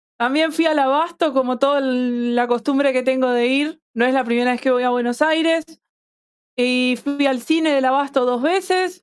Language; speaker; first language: Spanish; native; Spanish